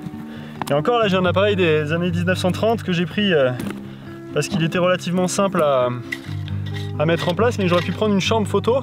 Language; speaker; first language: French; native; French